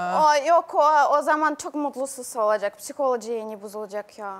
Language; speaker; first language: Turkish; non-native, learner; Russian